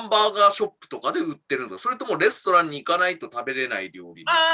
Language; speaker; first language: Japanese; native; Japanese